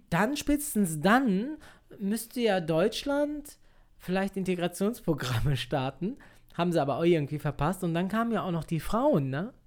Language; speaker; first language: German; early bilingual, other home language; Turkish